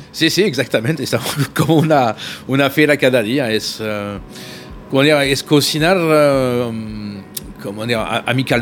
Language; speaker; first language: Catalan; non-native, learner; French